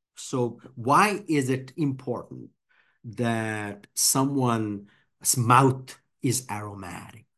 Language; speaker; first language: English; non-native, local second language; Bangla